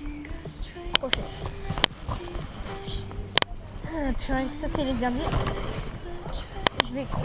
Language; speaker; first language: French; native; French